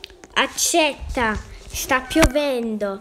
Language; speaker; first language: Italian; native; Italian